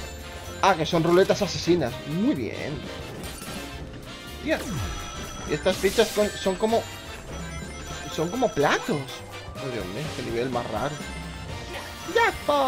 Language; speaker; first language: Spanish; native; Spanish